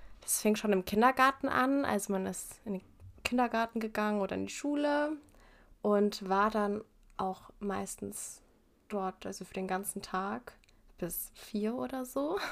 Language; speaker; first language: German; early bilingual, heritage; German